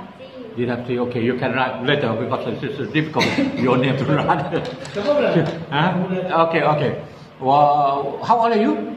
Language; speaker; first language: English; non-native, learner; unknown